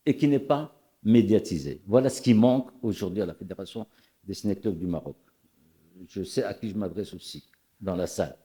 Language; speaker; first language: French; non-native, local second language; Arabic